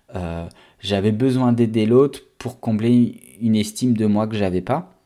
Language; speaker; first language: French; native; French